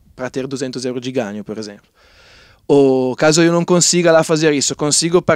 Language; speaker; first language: Portuguese; non-native, fluent; Italian